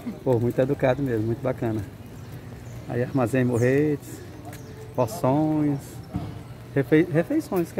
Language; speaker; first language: Portuguese; native; Portuguese